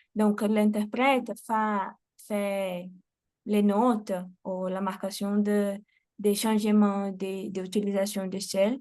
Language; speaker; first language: French; non-native, fluent; Portuguese